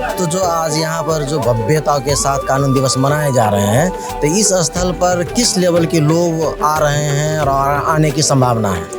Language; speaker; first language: Hindi; non-native, local second language; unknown